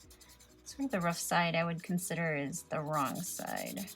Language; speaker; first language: English; native; English